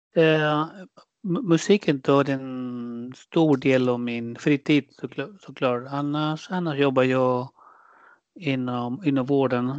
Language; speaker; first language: Swedish; non-native, fluent; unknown